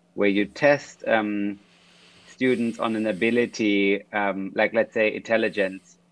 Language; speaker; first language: English; non-native, fluent; German